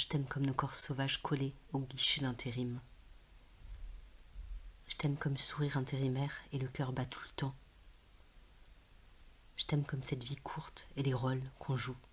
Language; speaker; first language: French; native; French